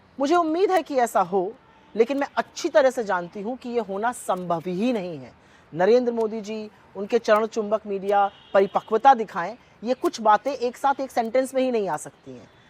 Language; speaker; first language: Hindi; native; Hindi